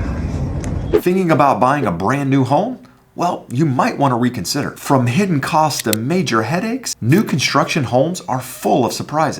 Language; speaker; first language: English; native; English